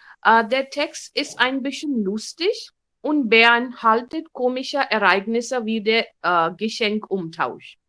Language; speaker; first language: German; non-native, fluent; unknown